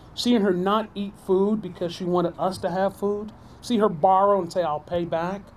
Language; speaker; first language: English; native; English